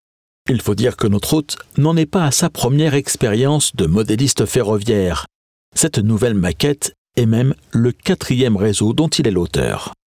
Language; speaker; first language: French; native; French